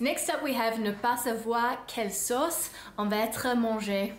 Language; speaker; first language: French; non-native, fluent; English